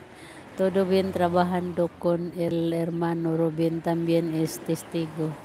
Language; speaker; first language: Spanish; non-native, learner; Filipino